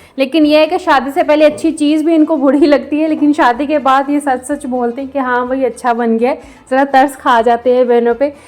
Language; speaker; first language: Hindi; non-native, local second language; Punjabi